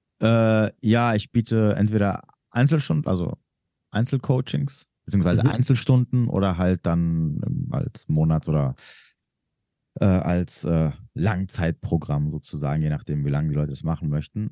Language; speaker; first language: German; native; German